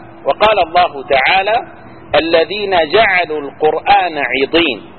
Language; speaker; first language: Arabic; native; Arabic